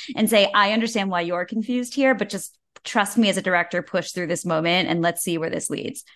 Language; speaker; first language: English; native; English